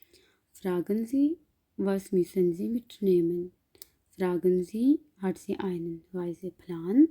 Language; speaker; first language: German; non-native, learner; Urdu